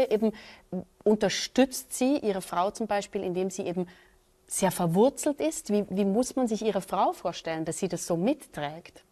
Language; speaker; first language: German; native; German